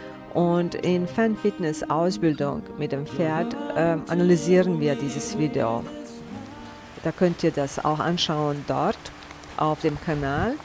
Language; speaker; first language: German; non-native, fluent; Bosnian